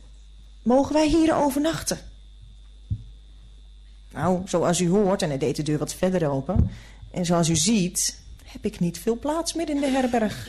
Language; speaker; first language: Dutch; native; Dutch